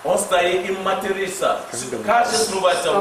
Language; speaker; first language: Russian; non-native, learner; English